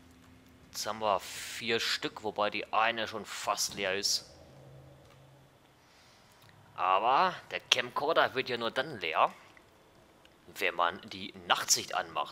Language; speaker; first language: German; native; German